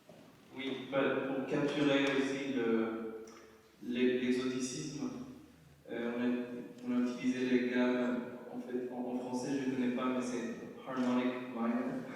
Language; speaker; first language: French; non-native, fluent; English